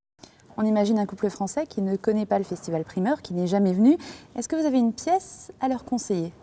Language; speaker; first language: French; native; French